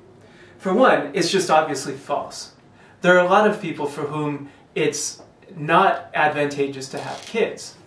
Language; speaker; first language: English; native; English